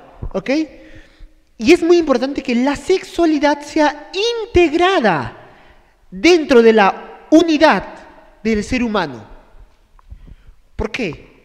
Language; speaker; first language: Spanish; native; Spanish